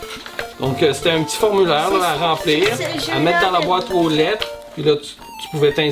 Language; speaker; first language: French; native; French